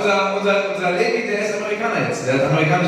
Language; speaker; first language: German; native; German